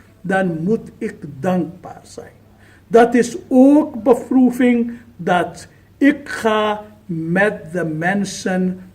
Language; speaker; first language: Dutch; non-native, fluent; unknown